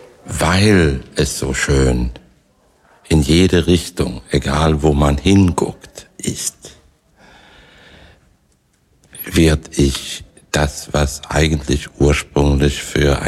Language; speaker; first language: German; non-native, fluent; Swedish